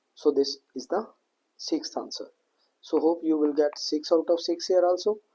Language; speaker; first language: English; non-native, local second language; Punjabi